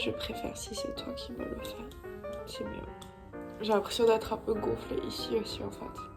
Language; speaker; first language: French; native; French